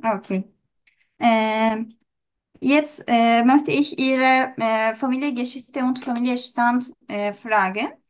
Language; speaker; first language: German; non-native, learner; Turkish